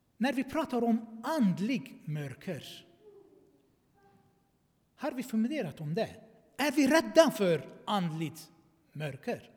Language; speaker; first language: Swedish; non-native, fluent; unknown